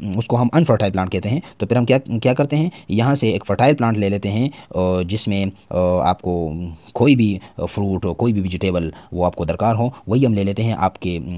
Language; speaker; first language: Urdu; non-native, local second language; Pashto